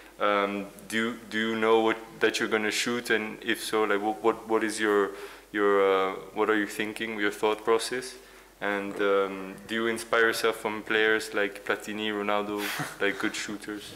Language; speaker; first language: English; non-native, fluent; French